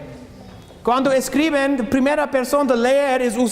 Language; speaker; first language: Spanish; non-native, learner; English